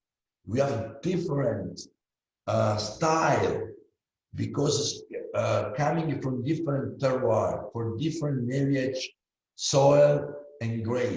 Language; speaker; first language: English; non-native, learner; Italian